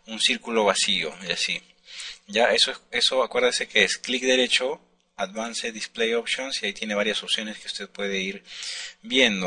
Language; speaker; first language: Spanish; native; Spanish